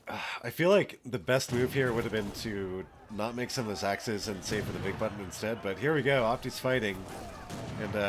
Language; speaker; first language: English; native; English